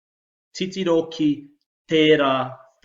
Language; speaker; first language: Māori; non-native, local second language; English